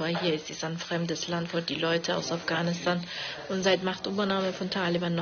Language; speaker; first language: German; non-native, fluent; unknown